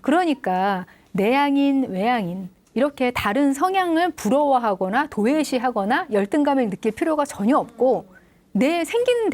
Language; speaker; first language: Korean; native; Korean